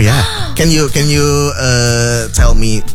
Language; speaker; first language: English; non-native, fluent; Indonesian